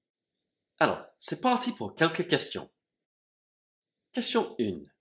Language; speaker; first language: French; non-native, fluent; English